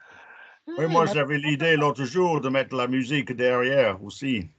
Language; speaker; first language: French; non-native, fluent; English